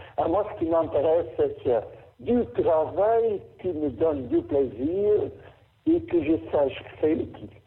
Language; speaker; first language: French; non-native, fluent; Portuguese